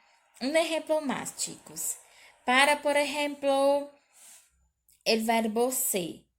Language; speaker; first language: Spanish; non-native, learner; Portuguese